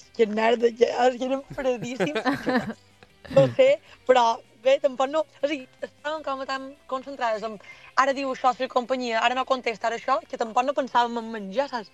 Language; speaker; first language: Catalan; native; Catalan